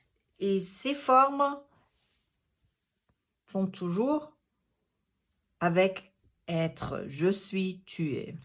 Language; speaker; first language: French; non-native, fluent; German